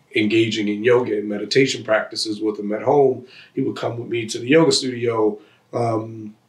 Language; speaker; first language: English; native; English